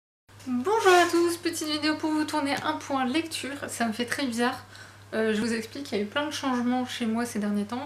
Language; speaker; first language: French; native; French